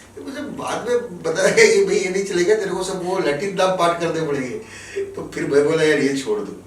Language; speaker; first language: Hindi; non-native, local second language; Marathi